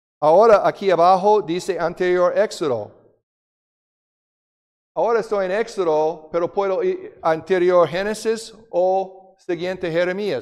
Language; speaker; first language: Spanish; non-native, fluent; English